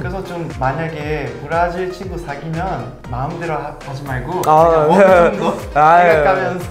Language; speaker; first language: Korean; non-native, fluent; Portuguese